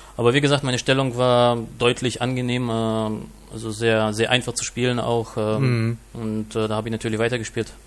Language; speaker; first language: German; non-native, fluent; Russian